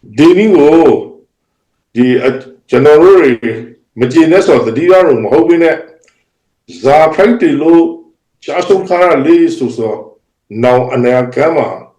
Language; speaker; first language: Burmese; native; Burmese